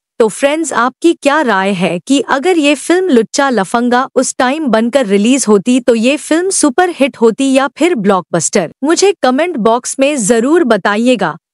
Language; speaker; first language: Hindi; native; Hindi